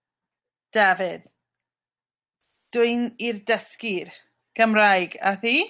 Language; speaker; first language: Welsh; non-native, learner; English